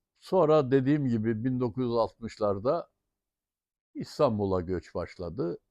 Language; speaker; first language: Turkish; native; Turkish